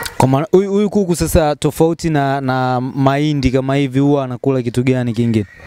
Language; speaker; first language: Swahili; native; Swahili